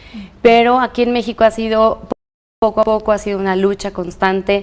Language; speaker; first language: Spanish; native; Spanish